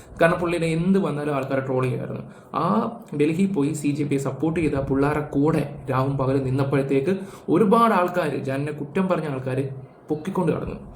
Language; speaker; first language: Malayalam; native; Malayalam